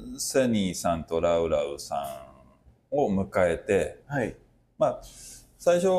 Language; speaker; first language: Japanese; native; Japanese